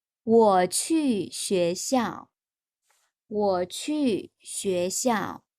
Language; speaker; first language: Chinese; non-native, fluent; Urdu